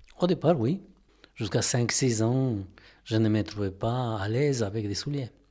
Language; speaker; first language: French; non-native, fluent; Spanish